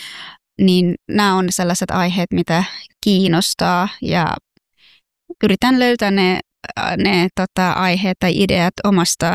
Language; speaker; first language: Finnish; non-native, fluent; Persian